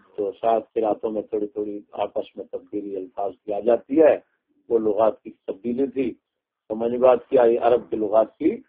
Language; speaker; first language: Urdu; non-native, local second language; Punjabi